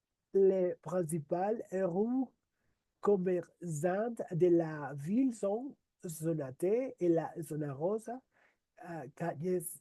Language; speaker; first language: French; non-native, learner; Spanish